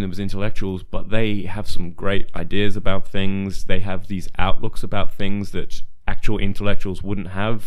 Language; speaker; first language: English; native; English